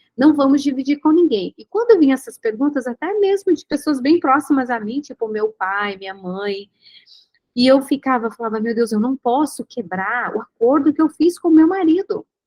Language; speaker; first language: Portuguese; native; Portuguese